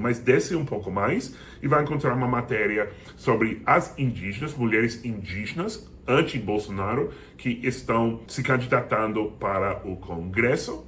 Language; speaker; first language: Portuguese; non-native, fluent; English